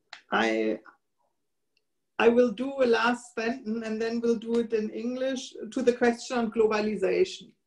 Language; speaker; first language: English; non-native, fluent; German